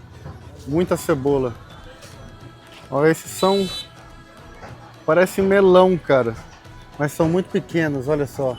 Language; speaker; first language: Portuguese; native; Portuguese